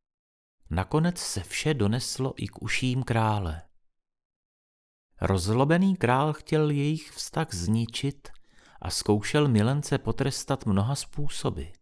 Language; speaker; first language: Czech; native; Czech